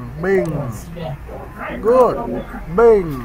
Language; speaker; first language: English; non-native, learner; Vietnamese